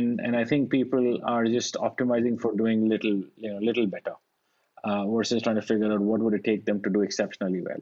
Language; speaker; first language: English; non-native, local second language; Hindi